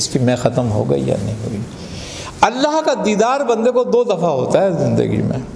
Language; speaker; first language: Urdu; native; Urdu